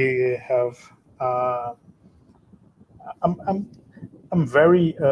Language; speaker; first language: English; non-native, fluent; Portuguese